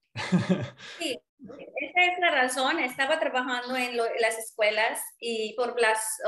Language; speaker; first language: Spanish; non-native, fluent; Marwari